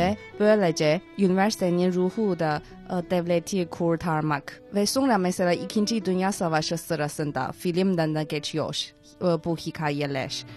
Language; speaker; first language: Turkish; non-native, fluent; Chinese